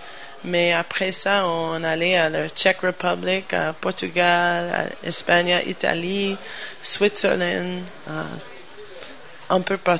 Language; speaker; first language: French; non-native, learner; English